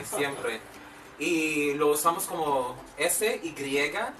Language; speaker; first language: Spanish; non-native, fluent; Filipino